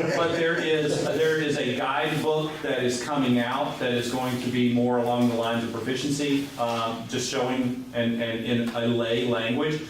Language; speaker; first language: English; native; English